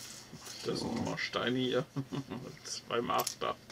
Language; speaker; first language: German; native; German